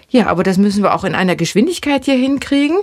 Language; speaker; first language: German; native; German